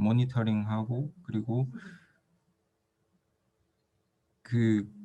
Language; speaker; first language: Korean; non-native, fluent; Chinese